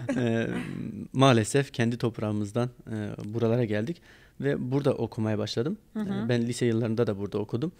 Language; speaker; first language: Turkish; non-native, local second language; Kurdish